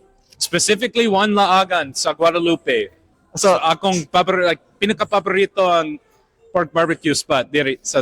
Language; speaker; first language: Cebuano; non-native, learner; English